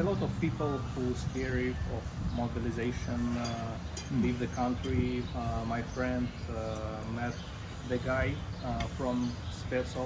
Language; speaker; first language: English; non-native, learner; Russian